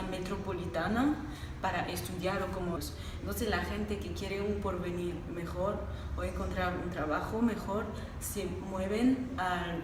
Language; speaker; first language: Spanish; non-native, fluent; French